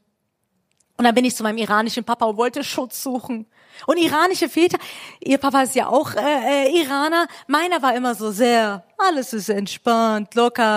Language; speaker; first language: German; early bilingual, other home language; Persian